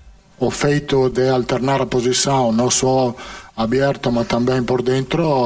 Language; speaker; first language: Portuguese; non-native, learner; Italian